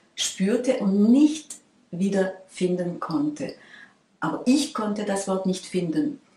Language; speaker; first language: German; non-native, fluent; French